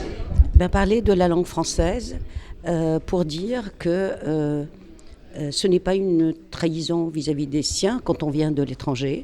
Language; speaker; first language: French; non-native, local second language; Arabic